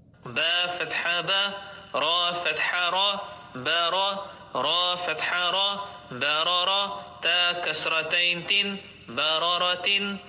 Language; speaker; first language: Arabic; non-native, fluent; Oromo